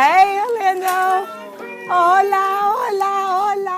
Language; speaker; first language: Spanish; non-native, learner; English